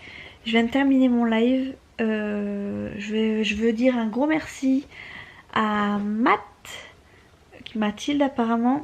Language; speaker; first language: French; native; French